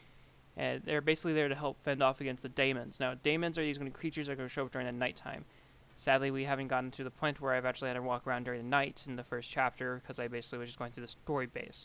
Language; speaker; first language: English; native; English